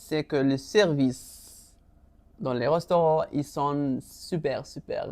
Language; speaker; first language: French; non-native, local second language; Arabic